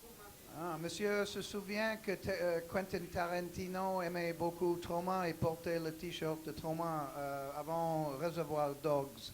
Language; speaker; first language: French; non-native, learner; English